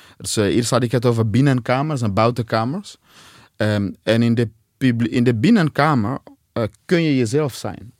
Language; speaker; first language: Dutch; non-native, fluent; Swahili